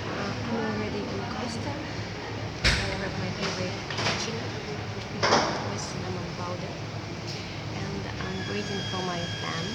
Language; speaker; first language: English; non-native, learner; Russian